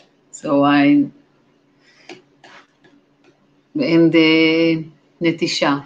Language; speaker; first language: English; non-native, fluent; Hebrew